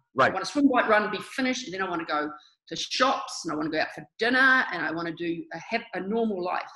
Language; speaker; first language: English; native; English